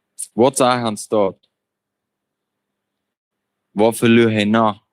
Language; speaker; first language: German; non-native, local second language; Plautdietsch